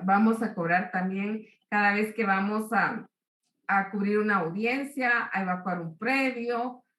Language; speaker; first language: Spanish; native; Spanish